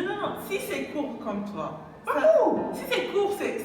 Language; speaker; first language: French; non-native, local second language; Kinyarwanda